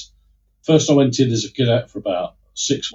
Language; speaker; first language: English; native; English